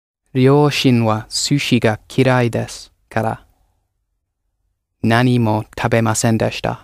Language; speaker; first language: Japanese; non-native, learner; English